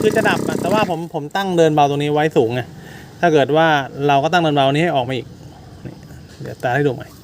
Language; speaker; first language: Thai; native; Thai